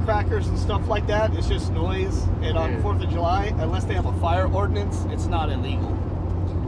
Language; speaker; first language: English; native; English